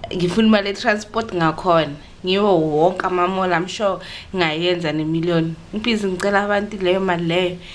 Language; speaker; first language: Zulu; native; Zulu